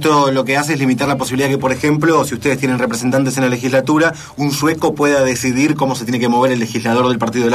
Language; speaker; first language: Spanish; native; Spanish